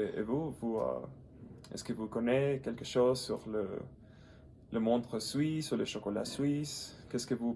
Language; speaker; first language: French; non-native, learner; English